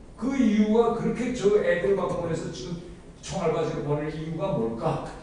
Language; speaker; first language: Korean; native; Korean